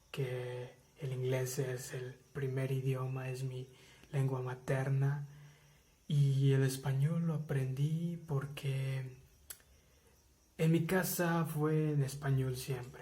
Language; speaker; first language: Spanish; early bilingual, heritage; English